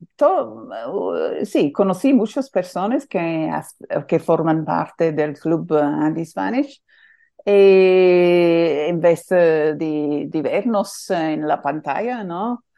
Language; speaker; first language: Spanish; non-native, fluent; English